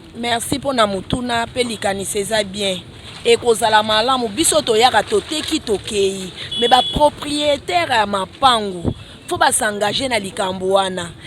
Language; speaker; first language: Lingala; native; Lingala